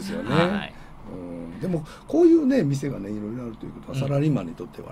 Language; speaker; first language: Japanese; native; Japanese